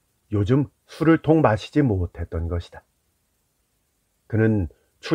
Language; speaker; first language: Korean; native; Korean